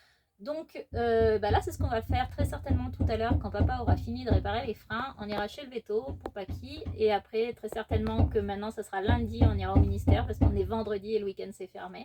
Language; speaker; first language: French; native; French